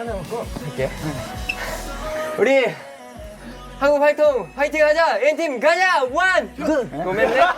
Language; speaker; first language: Korean; non-native, fluent; Japanese